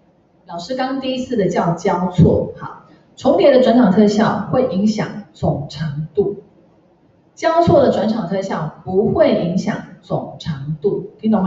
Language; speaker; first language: Chinese; native; Chinese